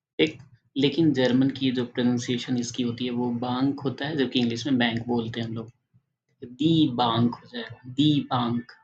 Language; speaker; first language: Hindi; native; Hindi